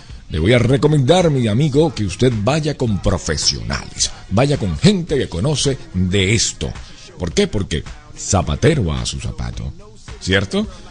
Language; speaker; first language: Spanish; native; Spanish